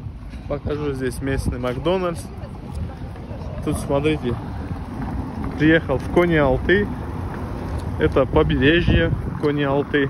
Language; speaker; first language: Russian; non-native, local second language; Turkish